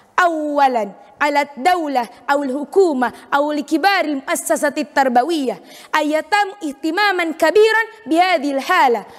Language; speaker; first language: Arabic; non-native, fluent; Indonesian